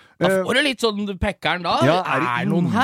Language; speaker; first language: Norwegian; native; Norwegian